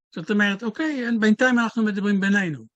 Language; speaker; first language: Hebrew; non-native, fluent; Dutch